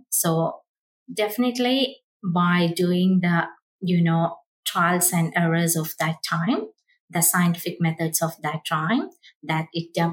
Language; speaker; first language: English; non-native, local second language; Malayalam